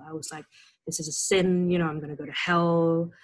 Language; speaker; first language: English; non-native, fluent; Indonesian